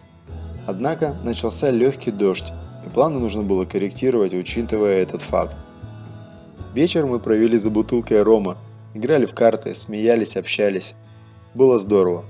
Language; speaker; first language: Russian; native; Russian